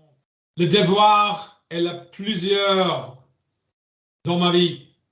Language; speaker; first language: French; non-native, learner; English